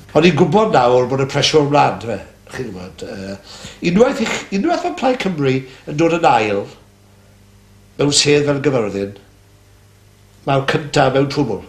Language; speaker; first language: Welsh; native; Welsh